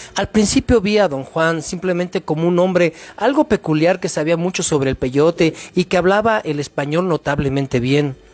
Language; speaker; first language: Spanish; native; Spanish